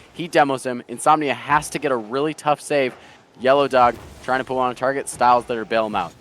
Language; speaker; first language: English; native; English